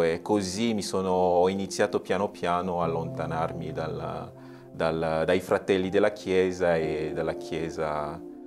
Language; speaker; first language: Italian; non-native, fluent; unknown